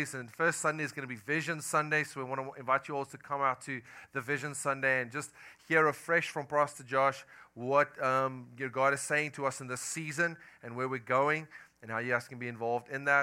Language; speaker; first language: English; non-native, local second language; Afrikaans